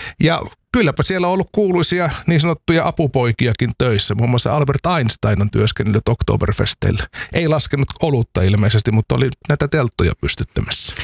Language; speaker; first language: Finnish; native; Finnish